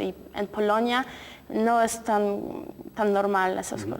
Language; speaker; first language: Spanish; non-native, fluent; Polish